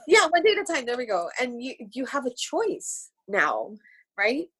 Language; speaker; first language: English; early bilingual, other home language; Spanish